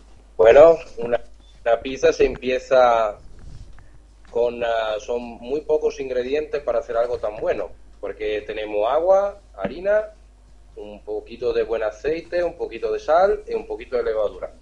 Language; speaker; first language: Spanish; non-native, fluent; Italian